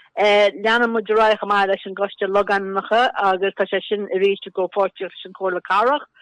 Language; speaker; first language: Irish; native; Irish